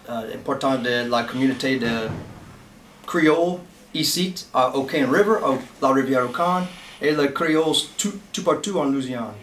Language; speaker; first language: French; non-native, local second language; English